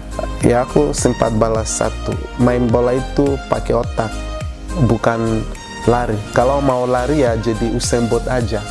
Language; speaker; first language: Indonesian; non-native, fluent; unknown